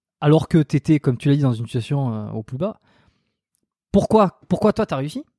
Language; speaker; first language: French; native; French